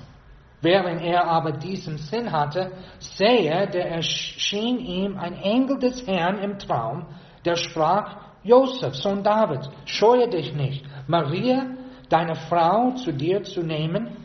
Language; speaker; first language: German; non-native, fluent; English